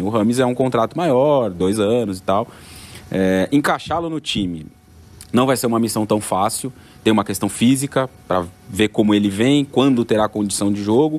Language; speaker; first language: Portuguese; native; Portuguese